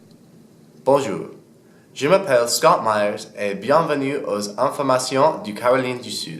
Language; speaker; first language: French; non-native, learner; English